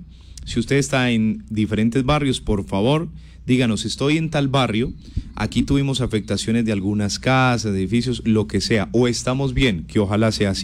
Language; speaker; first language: Spanish; native; Spanish